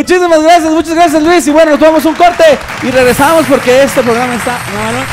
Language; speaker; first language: Spanish; native; Spanish